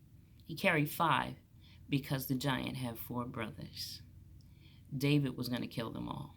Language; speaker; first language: English; native; English